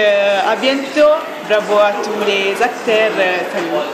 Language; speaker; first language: French; non-native, learner; Italian